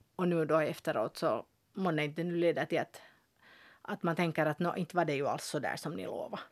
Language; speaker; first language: Swedish; native; Swedish